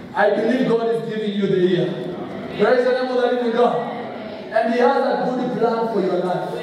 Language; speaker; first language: English; non-native, local second language; Swahili